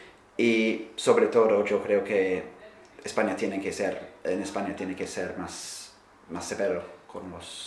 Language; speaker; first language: Spanish; non-native, fluent; English